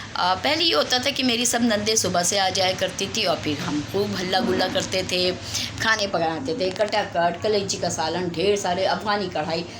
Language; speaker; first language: Urdu; native; Urdu